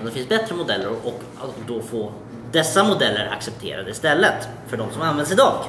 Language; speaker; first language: Swedish; native; Swedish